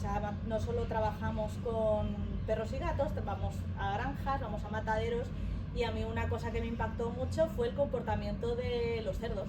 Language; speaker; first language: Spanish; native; Spanish